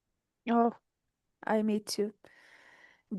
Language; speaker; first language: English; non-native, learner; Portuguese